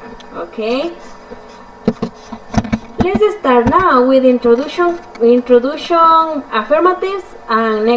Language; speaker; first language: English; non-native, fluent; Spanish